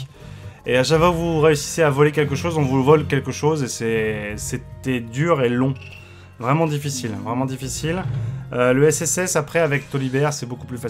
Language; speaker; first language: French; native; French